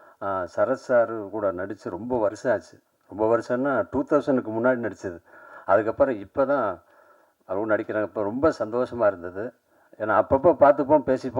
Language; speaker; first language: Tamil; native; Tamil